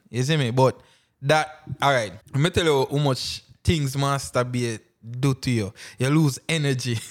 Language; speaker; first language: English; non-native, local second language; Jamaican Creole English